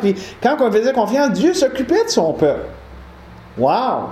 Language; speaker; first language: French; native; French